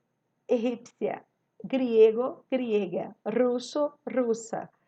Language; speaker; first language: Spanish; non-native, learner; Portuguese